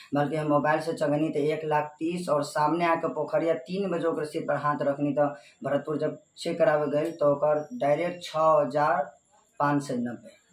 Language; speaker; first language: Bhojpuri; non-native, local second language; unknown